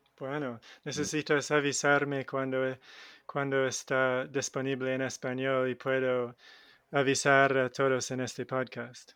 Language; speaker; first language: Spanish; non-native, learner; English